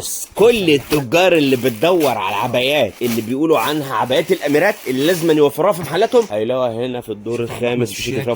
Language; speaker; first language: Arabic; native; Arabic